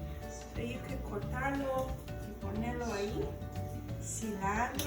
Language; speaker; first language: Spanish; non-native, learner; English